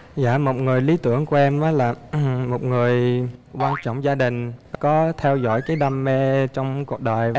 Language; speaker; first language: Vietnamese; early bilingual, heritage; Vietnamese